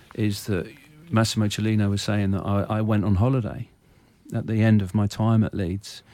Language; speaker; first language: English; native; English